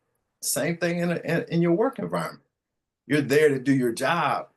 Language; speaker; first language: English; native; English